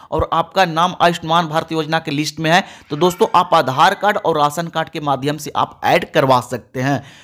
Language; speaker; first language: Hindi; native; Hindi